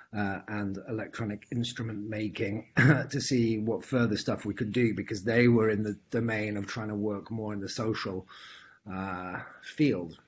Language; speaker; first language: English; native; English